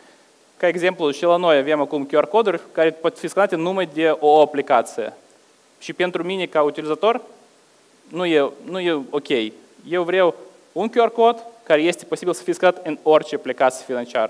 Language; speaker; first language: Romanian; non-native, local second language; Russian